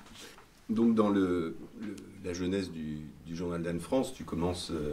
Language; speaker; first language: French; native; French